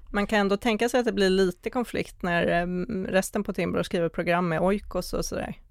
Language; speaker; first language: Swedish; native; Swedish